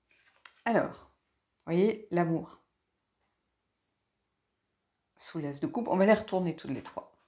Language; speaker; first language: French; native; French